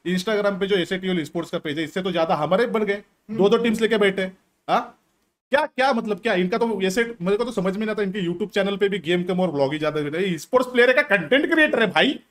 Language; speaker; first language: Hindi; native; Hindi